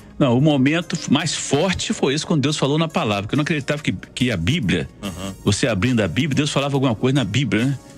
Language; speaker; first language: Portuguese; native; Portuguese